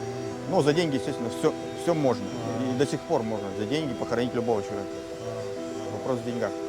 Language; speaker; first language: Russian; native; Russian